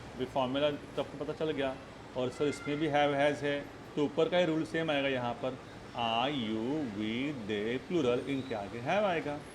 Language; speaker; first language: Hindi; non-native, local second language; Marathi